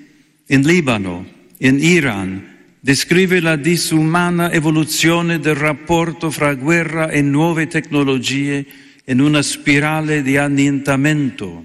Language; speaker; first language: Italian; non-native, fluent; English